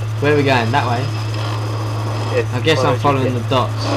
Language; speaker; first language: English; native; English